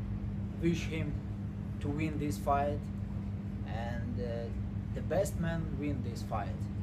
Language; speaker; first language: English; non-native, learner; Ukrainian